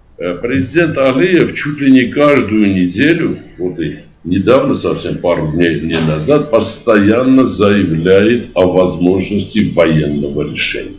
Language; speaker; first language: Russian; non-native, local second language; Armenian